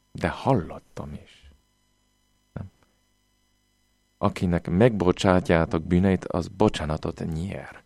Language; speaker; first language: Hungarian; non-native, fluent; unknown